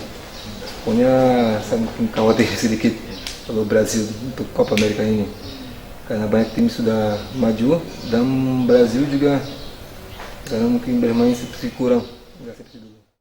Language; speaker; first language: Indonesian; non-native, fluent; Portuguese